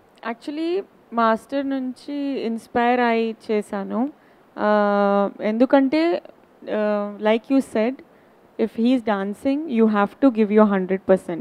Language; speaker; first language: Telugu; non-native, learner; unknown